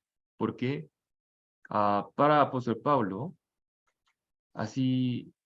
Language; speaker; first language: Spanish; non-native, fluent; Korean